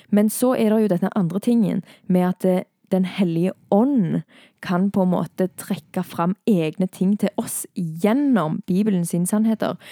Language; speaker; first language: Norwegian; native; Norwegian